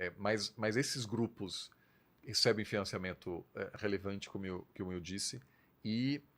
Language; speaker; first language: Portuguese; non-native, fluent; German